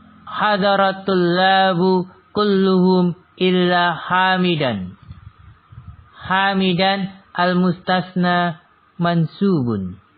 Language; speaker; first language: Arabic; non-native, fluent; Indonesian